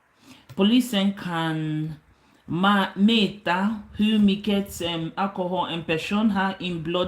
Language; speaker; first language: Swedish; non-native, learner; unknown